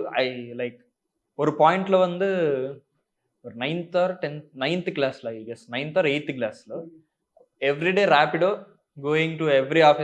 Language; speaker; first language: Tamil; non-native, learner; Telugu